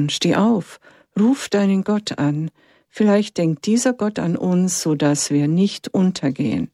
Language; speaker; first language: German; native; German